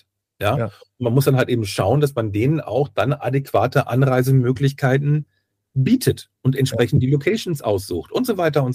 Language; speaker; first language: German; native; German